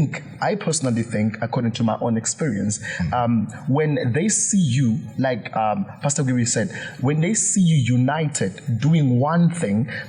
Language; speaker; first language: English; non-native, local second language; Zulu